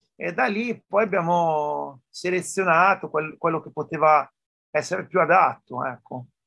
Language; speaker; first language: Italian; native; Italian